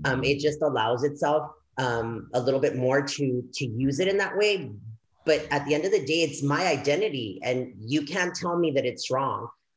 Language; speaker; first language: English; early bilingual, other home language; Spanish